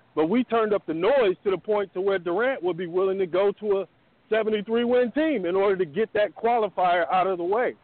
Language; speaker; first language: English; native; English